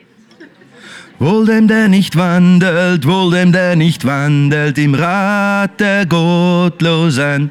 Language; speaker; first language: German; native; German